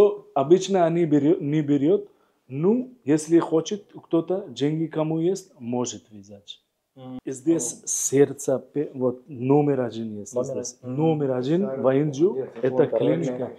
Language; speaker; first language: Russian; non-native, learner; Hindi